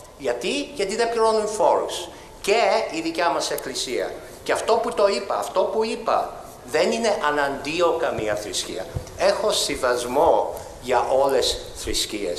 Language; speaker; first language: Greek; early bilingual, heritage; Greek